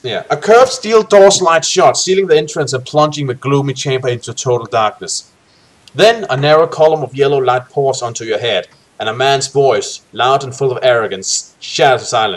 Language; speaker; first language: English; native; English